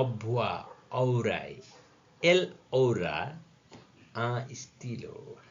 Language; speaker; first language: French; non-native, learner; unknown